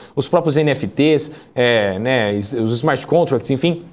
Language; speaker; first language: Portuguese; native; Portuguese